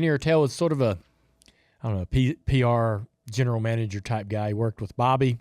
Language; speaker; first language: English; native; English